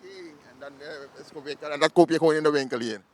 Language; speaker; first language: Dutch; native; Dutch